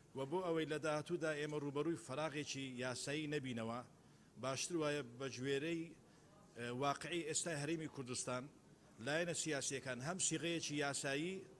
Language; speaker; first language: Central Kurdish; non-native, local second language; Turkmen